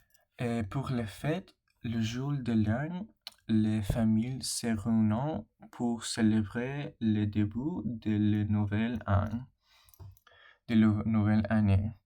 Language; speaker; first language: French; non-native, learner; English